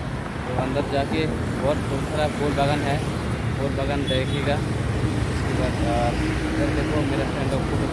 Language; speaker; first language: Hindi; non-native, local second language; Kok Borok